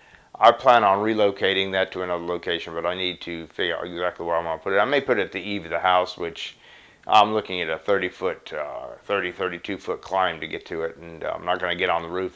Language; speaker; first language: English; native; English